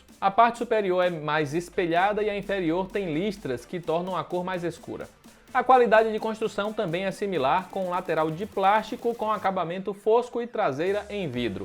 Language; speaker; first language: Portuguese; native; Portuguese